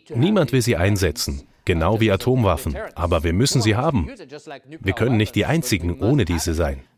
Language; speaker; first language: German; non-native, fluent; French